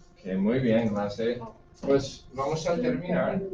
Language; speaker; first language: Spanish; non-native, fluent; English